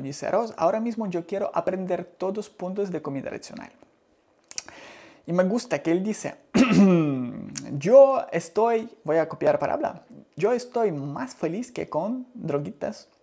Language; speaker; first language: Spanish; non-native, learner; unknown